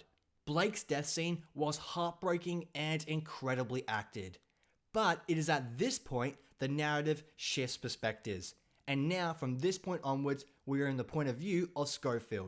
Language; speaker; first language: English; native; English